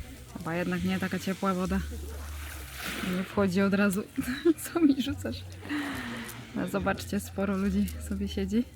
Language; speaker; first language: Polish; native; Polish